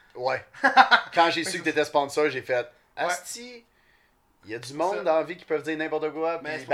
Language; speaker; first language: French; native; French